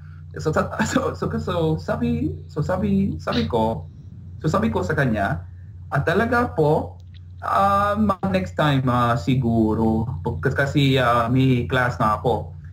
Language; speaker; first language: Filipino; non-native, learner; English